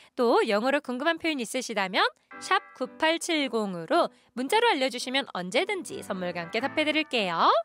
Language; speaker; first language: Korean; native; Korean